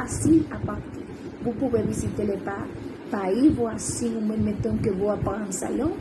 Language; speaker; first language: French; non-native, learner; Spanish